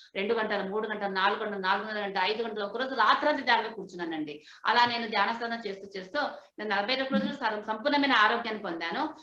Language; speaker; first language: Telugu; non-native, local second language; Hindi